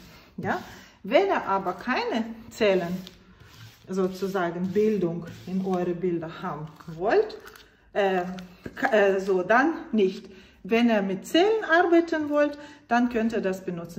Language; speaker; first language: German; non-native, fluent; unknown